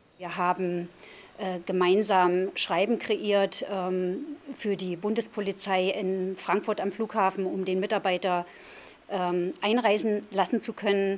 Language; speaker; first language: German; native; German